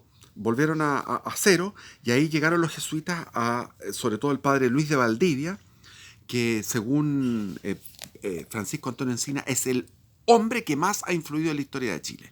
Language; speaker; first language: Spanish; native; Spanish